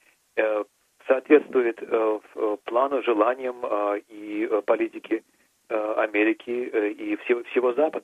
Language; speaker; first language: Russian; native; Russian